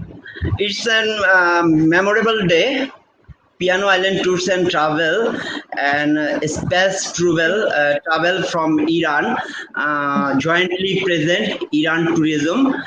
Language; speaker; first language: English; non-native, local second language; Bangla